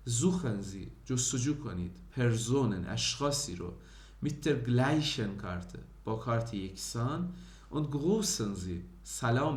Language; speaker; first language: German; non-native, fluent; Persian